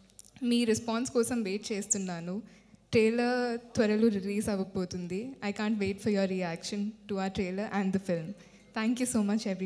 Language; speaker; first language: Telugu; non-native, local second language; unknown